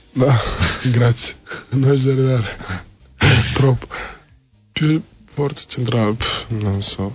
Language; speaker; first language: Italian; non-native, learner; Serbian